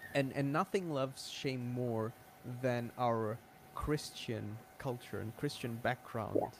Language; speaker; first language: English; non-native, fluent; Portuguese